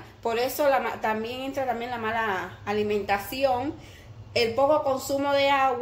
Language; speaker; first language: Spanish; native; Spanish